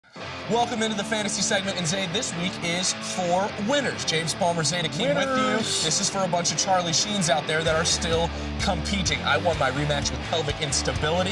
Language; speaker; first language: English; native; English